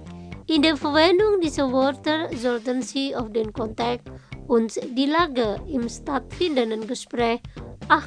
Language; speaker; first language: German; non-native, fluent; Indonesian